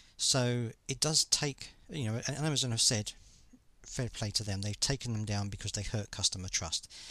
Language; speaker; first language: English; native; English